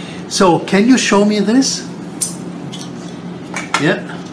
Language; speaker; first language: English; non-native, fluent; German